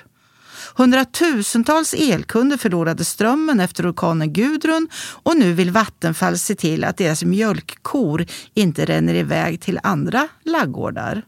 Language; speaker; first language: Swedish; native; Swedish